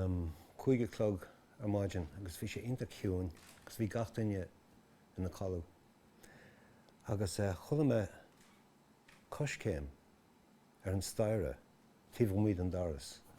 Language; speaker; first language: Irish; non-native, local second language; English